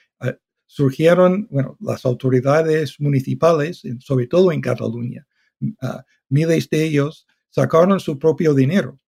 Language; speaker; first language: Spanish; non-native, fluent; English